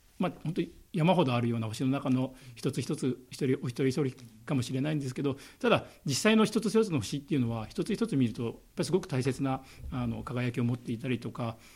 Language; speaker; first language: Japanese; native; Japanese